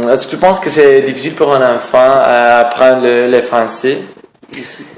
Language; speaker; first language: French; non-native, learner; Spanish